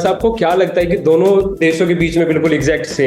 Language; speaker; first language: Hindi; native; Hindi